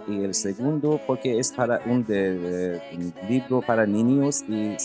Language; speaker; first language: Spanish; non-native, learner; Persian